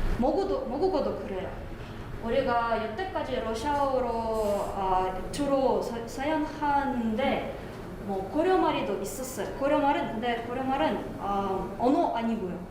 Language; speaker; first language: Korean; non-native, fluent; Russian